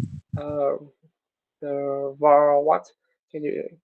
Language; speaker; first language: English; non-native, learner; Vietnamese